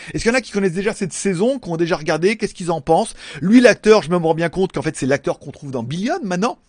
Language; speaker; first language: French; native; French